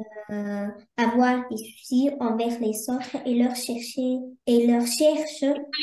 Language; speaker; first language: French; non-native, learner; Arabic